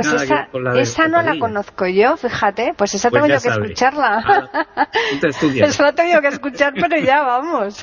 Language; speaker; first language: Spanish; native; Spanish